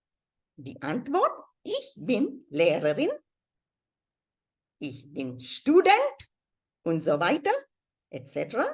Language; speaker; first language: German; non-native, fluent; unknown